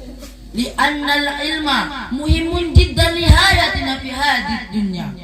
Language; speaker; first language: Arabic; non-native, learner; Indonesian